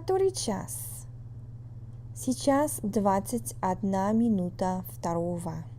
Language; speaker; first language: Russian; non-native, fluent; English